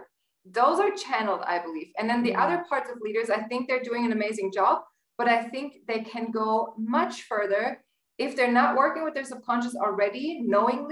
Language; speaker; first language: English; non-native, fluent; German